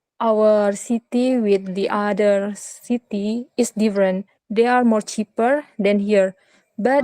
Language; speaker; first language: English; non-native, learner; Indonesian